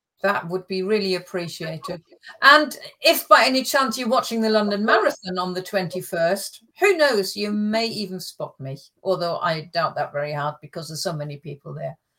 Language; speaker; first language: English; early bilingual, other home language; German